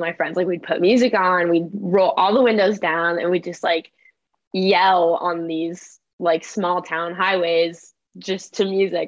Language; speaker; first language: English; native; English